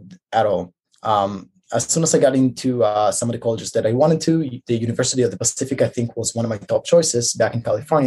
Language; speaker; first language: English; non-native, fluent; Hebrew